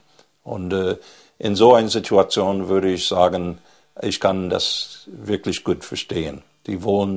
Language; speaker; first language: German; non-native, fluent; English